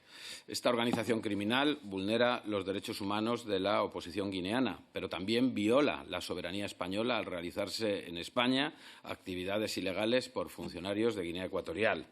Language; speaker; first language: Spanish; native; Spanish